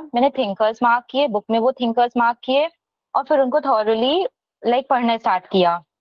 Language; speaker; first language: Hindi; native; Hindi